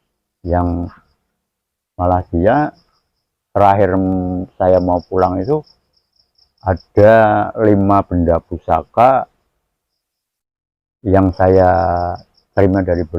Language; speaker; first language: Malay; non-native, local second language; Javanese